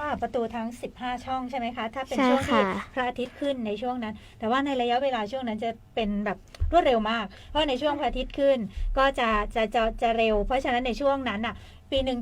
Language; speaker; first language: Thai; native; Thai